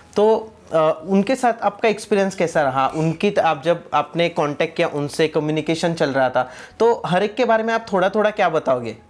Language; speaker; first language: Hindi; non-native, local second language; Marathi